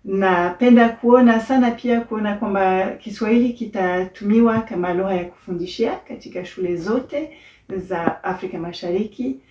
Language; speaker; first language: Swahili; non-native, fluent; French